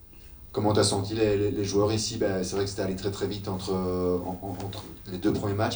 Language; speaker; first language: French; native; French